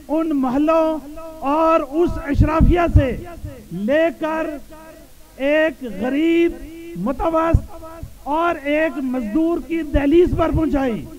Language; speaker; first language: Urdu; non-native, local second language; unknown